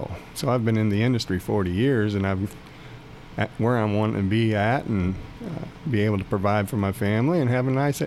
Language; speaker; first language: English; native; English